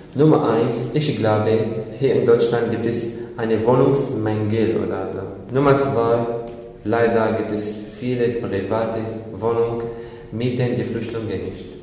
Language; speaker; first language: German; non-native, learner; Arabic